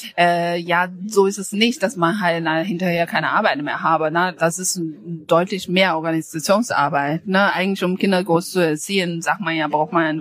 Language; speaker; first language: German; non-native, fluent; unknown